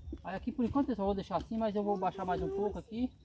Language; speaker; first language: Portuguese; native; Portuguese